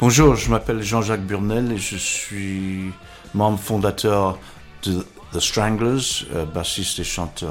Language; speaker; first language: French; early bilingual, heritage; English